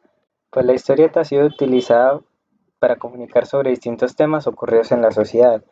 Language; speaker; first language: Spanish; native; Spanish